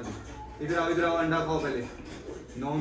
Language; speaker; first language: Turkish; non-native, learner; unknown